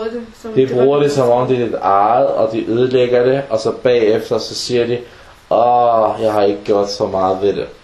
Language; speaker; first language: Danish; early bilingual, other home language; Arabic